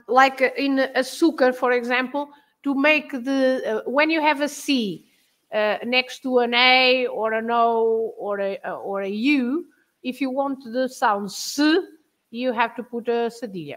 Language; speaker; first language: English; non-native, fluent; Portuguese